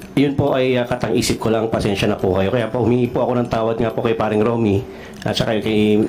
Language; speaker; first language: Filipino; non-native, local second language; Cebuano